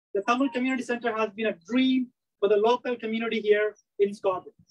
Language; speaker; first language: English; early bilingual, other home language; Tamil